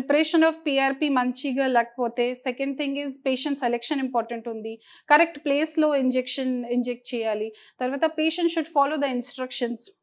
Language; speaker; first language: Telugu; non-native, fluent; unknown